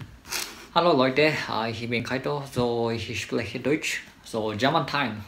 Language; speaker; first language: German; non-native, learner; Japanese